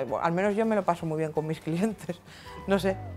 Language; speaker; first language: Spanish; native; Spanish